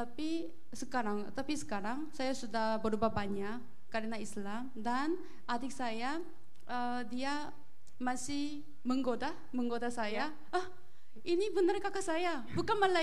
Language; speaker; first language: Indonesian; non-native, learner; Korean